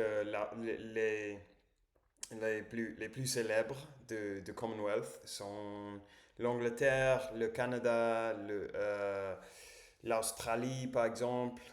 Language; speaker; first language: French; non-native, learner; English